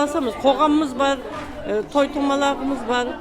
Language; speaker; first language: Kazakh; early bilingual, heritage; Kazakh